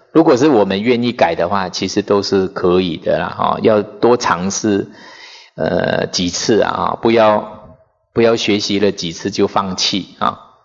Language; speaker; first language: Chinese; non-native, fluent; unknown